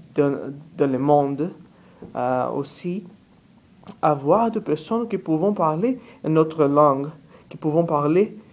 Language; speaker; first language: French; non-native, learner; Portuguese